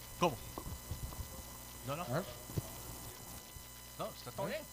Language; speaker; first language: Spanish; native; Spanish